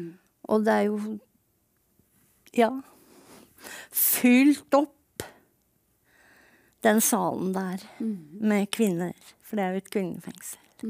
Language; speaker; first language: Norwegian; native; Norwegian